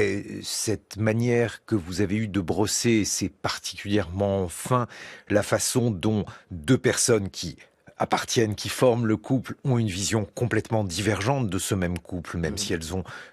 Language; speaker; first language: French; native; French